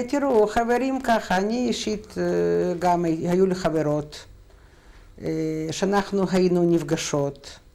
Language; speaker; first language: Hebrew; non-native, fluent; Russian